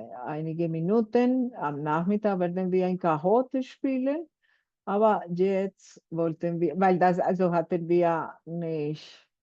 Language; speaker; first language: German; non-native, fluent; Spanish